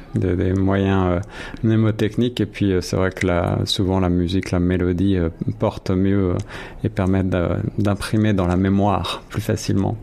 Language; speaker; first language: French; native; French